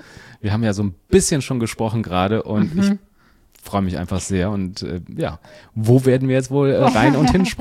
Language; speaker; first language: German; native; German